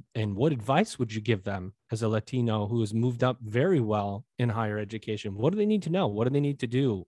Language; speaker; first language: English; native; English